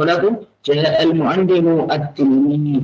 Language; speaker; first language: Arabic; non-native, learner; Indonesian